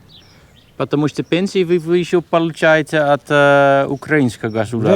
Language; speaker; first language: Russian; non-native, fluent; Dutch